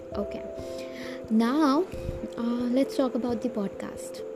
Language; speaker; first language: English; non-native, local second language; Hindi